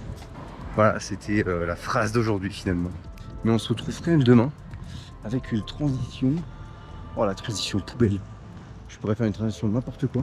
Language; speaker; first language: French; native; French